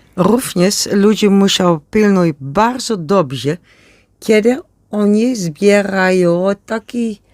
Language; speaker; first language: Polish; non-native, learner; Dutch